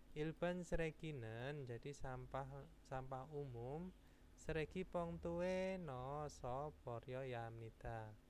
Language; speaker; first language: Korean; non-native, fluent; Indonesian